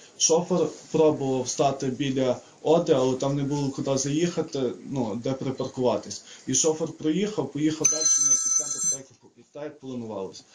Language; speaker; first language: Ukrainian; native; Ukrainian